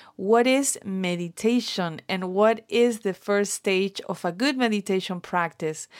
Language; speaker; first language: English; non-native, fluent; Spanish